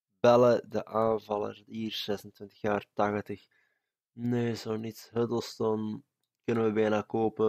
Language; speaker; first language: Dutch; native; Dutch